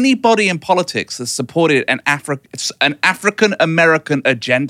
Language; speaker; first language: English; native; English